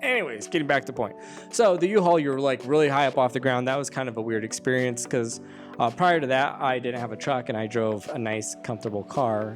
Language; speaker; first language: English; native; English